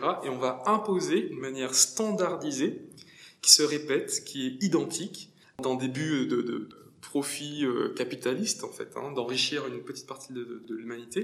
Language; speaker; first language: French; native; French